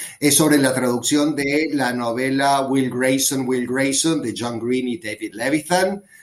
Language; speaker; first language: Spanish; native; Spanish